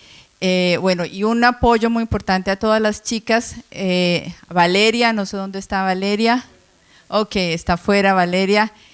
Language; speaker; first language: Spanish; native; Spanish